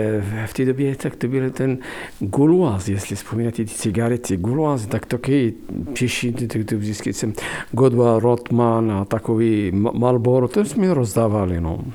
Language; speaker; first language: Czech; non-native, fluent; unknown